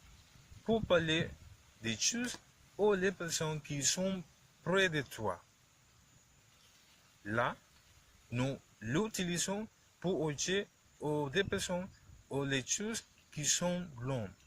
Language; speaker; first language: French; non-native, learner; Spanish